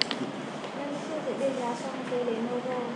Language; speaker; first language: French; non-native, learner; Khmer